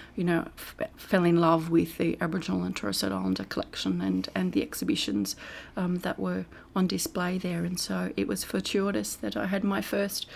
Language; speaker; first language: English; native; English